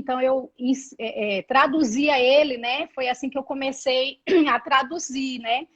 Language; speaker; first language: Portuguese; native; Portuguese